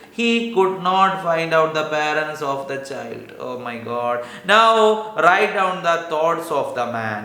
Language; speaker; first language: English; non-native, local second language; Malayalam